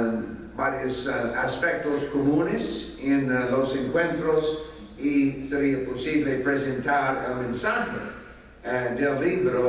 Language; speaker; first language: Spanish; non-native, fluent; English